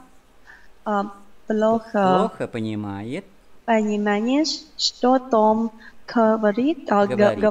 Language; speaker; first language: Russian; non-native, learner; Vietnamese